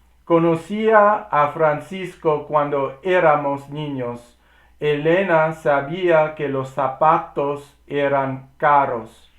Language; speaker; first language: Spanish; non-native, learner; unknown